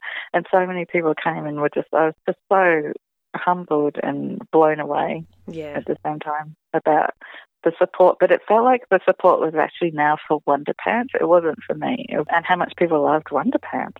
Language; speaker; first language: English; native; English